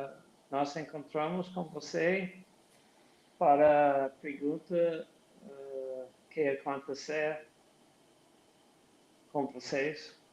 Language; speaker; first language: Portuguese; non-native, learner; English